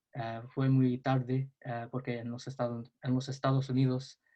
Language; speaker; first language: Spanish; non-native, learner; English